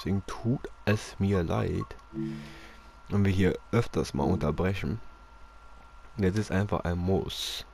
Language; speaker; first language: German; native; German